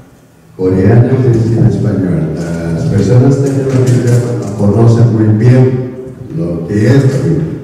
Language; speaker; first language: Spanish; non-native, learner; Korean